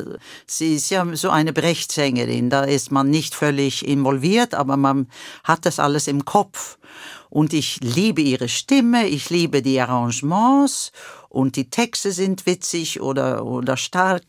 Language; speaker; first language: German; non-native, fluent; Swedish